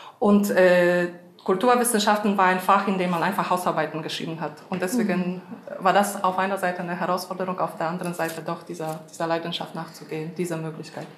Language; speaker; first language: German; non-native, fluent; Polish